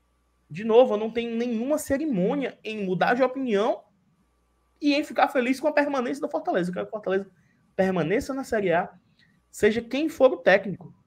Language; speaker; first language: Portuguese; native; Portuguese